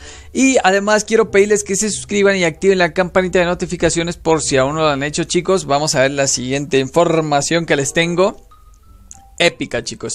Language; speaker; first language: Spanish; native; Spanish